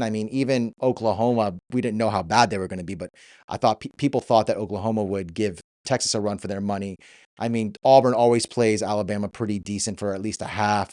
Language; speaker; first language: English; native; English